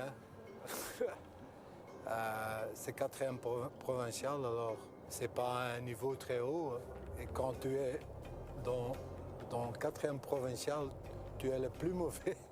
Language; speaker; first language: French; non-native, local second language; Dutch